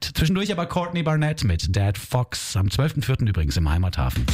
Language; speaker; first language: German; native; German